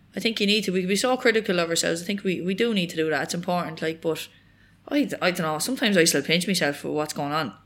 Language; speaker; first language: English; native; English